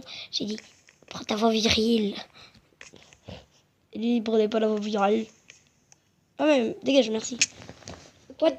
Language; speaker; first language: French; native; French